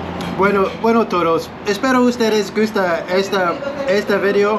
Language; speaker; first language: Spanish; non-native, learner; English